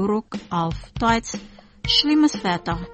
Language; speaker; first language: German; non-native, fluent; Indonesian